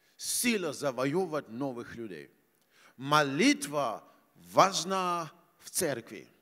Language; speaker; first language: Russian; non-native, fluent; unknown